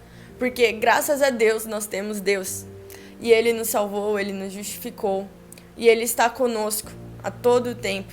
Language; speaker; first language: Portuguese; native; Portuguese